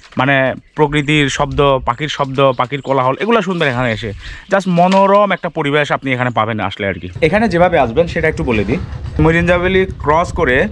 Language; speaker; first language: Bangla; native; Bangla